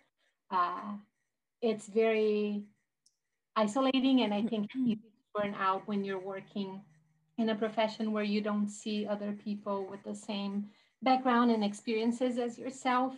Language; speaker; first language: English; non-native, fluent; Portuguese